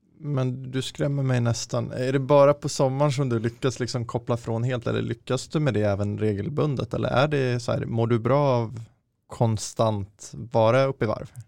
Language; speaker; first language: Swedish; native; Swedish